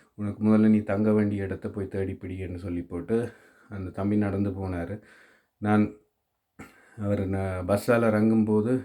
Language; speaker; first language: Tamil; native; Tamil